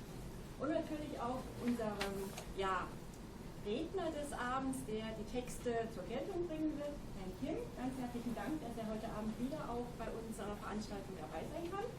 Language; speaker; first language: German; native; German